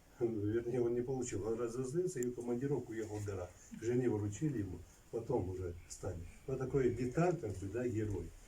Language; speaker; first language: Russian; non-native, local second language; Lezghian